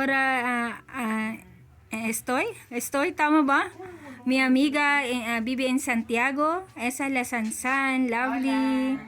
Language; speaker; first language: Spanish; non-native, learner; Filipino